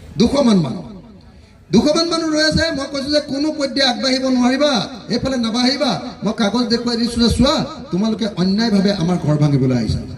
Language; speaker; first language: Assamese; native; Assamese